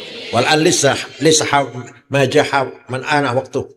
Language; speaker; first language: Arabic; non-native, learner; Indonesian